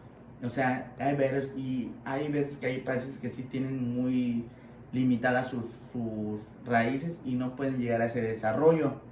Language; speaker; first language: Spanish; native; Spanish